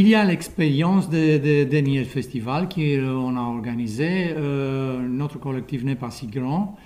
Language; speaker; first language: French; non-native, fluent; Romanian